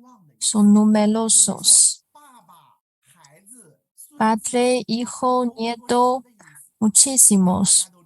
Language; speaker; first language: Spanish; non-native, fluent; Chinese